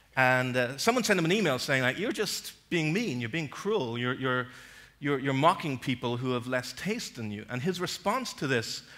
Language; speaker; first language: English; native; English